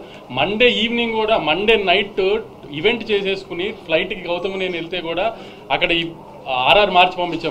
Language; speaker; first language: Telugu; native; Telugu